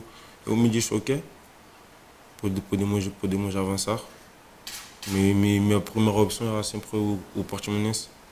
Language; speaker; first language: Portuguese; non-native, fluent; French